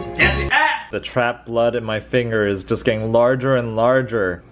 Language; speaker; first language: English; native; English